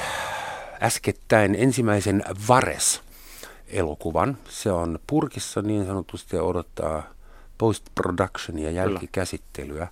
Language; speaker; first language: Finnish; non-native, fluent; German